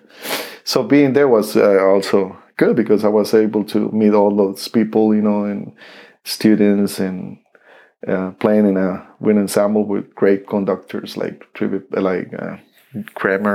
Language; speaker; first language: English; non-native, fluent; Spanish